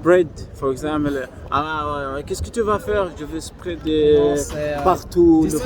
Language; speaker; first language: French; non-native, learner; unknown